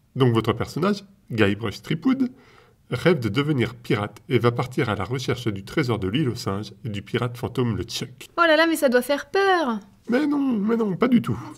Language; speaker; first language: French; native; French